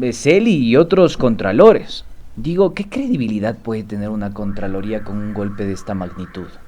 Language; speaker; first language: Spanish; native; Spanish